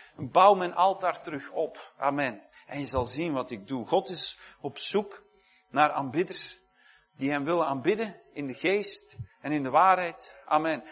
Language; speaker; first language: Dutch; native; Dutch